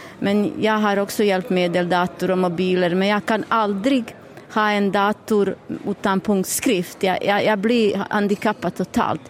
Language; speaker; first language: Swedish; non-native, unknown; Bosnian